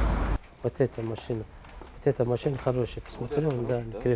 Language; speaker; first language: Russian; non-native, learner; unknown